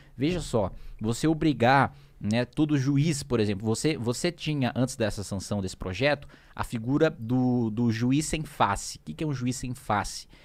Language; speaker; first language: Portuguese; native; Portuguese